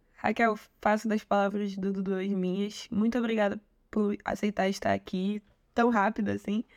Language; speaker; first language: Portuguese; native; Portuguese